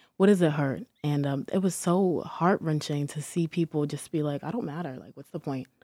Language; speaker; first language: English; native; English